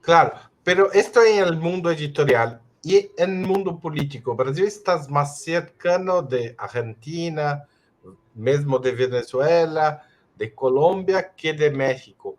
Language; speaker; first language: Spanish; non-native, fluent; Portuguese